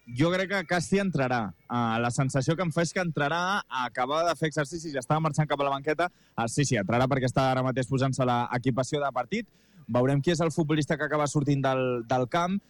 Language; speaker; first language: Catalan; native; Catalan